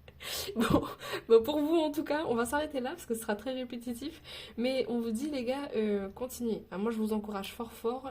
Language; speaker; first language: French; native; French